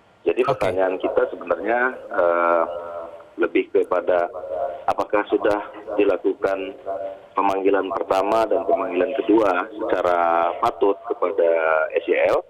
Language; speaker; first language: Indonesian; native; Indonesian